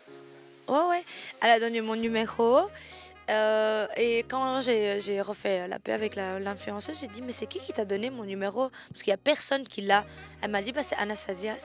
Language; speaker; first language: French; native; French